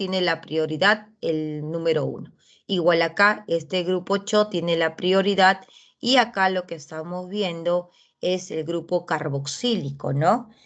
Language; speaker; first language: Spanish; native; Spanish